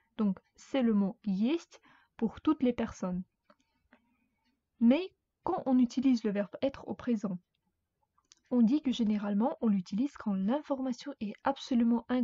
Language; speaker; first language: French; non-native, fluent; Russian